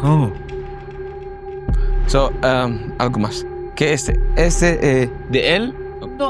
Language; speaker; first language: Spanish; non-native, learner; Arabic